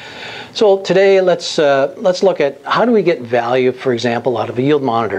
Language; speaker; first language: English; native; English